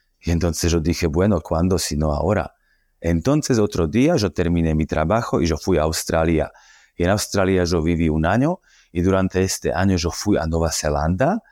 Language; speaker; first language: Spanish; non-native, fluent; Slovak